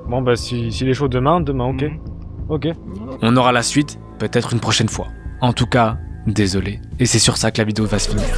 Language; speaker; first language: French; native; French